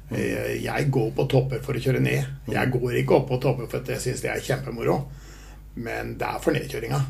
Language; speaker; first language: Norwegian; native; Norwegian